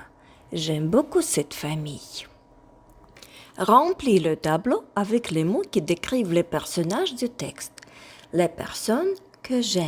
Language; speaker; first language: French; non-native, fluent; Ukrainian